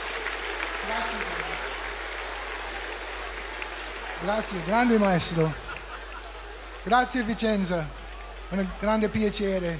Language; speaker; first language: Italian; non-native, fluent; English